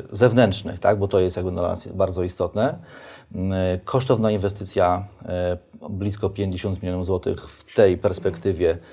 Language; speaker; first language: Polish; native; Polish